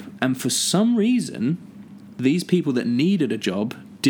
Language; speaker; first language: English; native; English